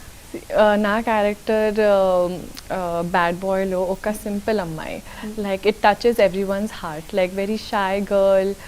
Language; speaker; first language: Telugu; non-native, local second language; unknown